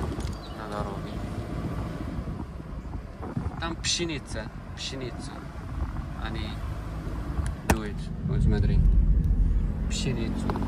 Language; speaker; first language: Russian; non-native, learner; Uzbek